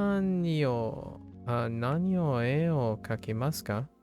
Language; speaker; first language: Japanese; non-native, learner; English